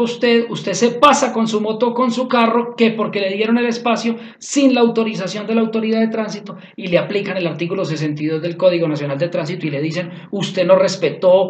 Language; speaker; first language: Spanish; native; Spanish